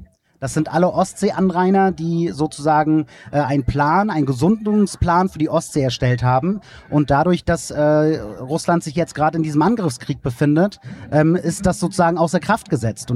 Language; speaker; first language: German; native; German